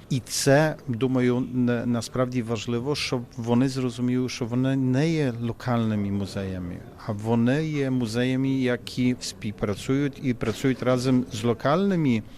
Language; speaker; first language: Ukrainian; non-native, fluent; Polish